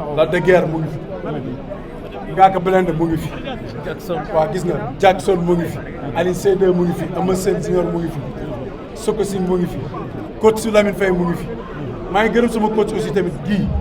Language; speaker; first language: Wolof; native; Wolof